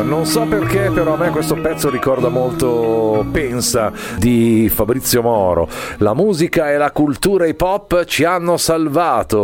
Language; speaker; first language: Italian; native; Italian